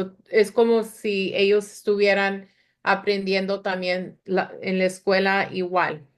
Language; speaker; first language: Spanish; early bilingual, other home language; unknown